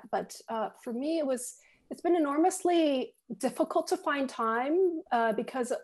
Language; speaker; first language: English; native; English